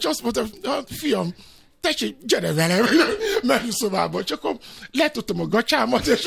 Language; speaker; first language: Hungarian; non-native, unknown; Yoruba